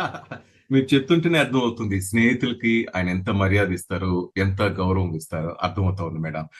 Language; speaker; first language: Telugu; native; Telugu